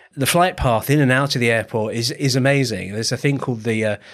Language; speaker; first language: English; native; English